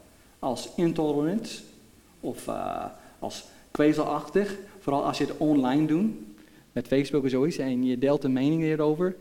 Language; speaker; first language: Dutch; non-native, fluent; English